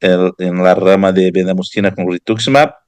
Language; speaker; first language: Spanish; non-native, fluent; Portuguese